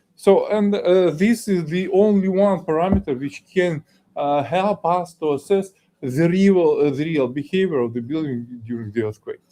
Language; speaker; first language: English; non-native, fluent; Ukrainian